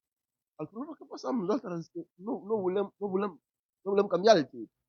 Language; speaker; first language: Catalan; non-native, fluent; Akan